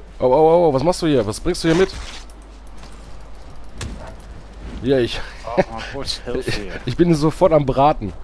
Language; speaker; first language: German; native; German